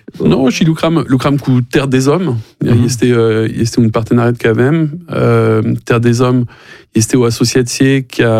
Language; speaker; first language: Romanian; non-native, learner; French